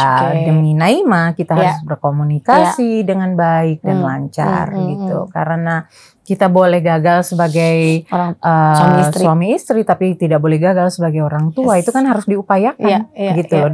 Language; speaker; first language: Indonesian; native; Indonesian